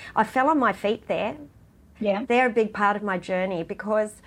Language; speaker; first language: English; native; English